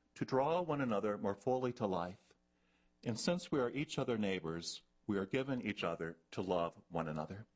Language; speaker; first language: English; native; English